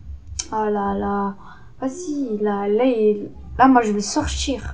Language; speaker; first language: French; native; French